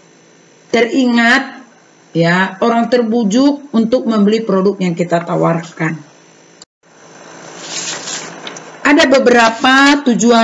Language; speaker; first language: Indonesian; native; Indonesian